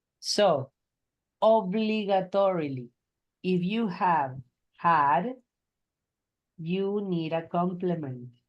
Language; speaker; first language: English; non-native, fluent; Spanish